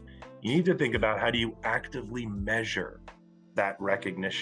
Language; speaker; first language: English; native; English